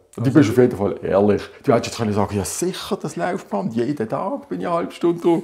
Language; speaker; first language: German; native; German